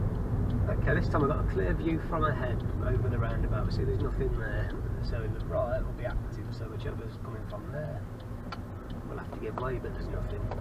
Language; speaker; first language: English; native; English